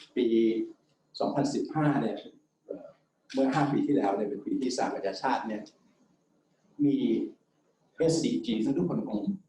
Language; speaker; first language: Thai; native; Thai